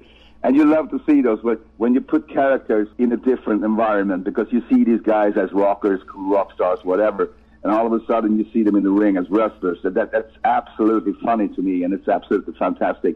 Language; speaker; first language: English; non-native, fluent; Swedish